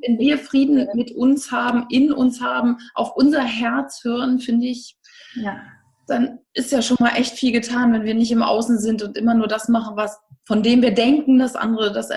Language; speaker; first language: German; native; German